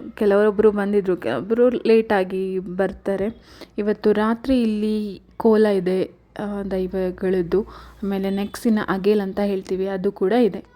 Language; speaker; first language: Kannada; non-native, local second language; Tulu